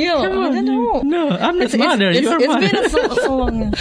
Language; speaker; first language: English; non-native, learner; Indonesian